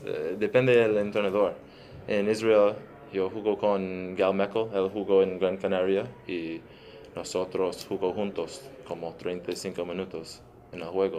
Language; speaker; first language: Spanish; early bilingual, heritage; English